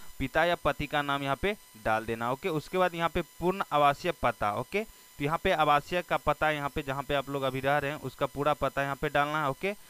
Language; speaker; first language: Hindi; native; Hindi